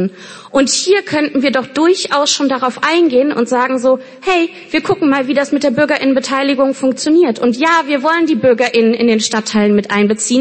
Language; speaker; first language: German; native; German